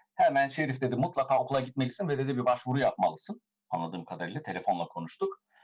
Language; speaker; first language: Turkish; early bilingual, heritage; Turkish